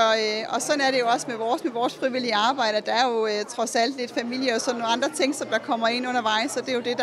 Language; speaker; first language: Danish; native; Danish